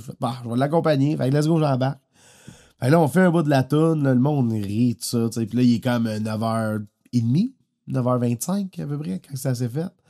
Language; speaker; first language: French; native; French